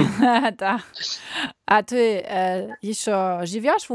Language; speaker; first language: Russian; non-native, learner; German